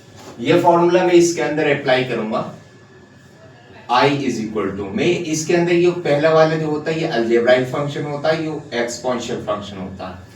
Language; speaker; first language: Hindi; native; Hindi